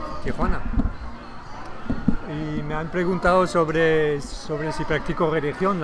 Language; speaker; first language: Spanish; non-native, fluent; French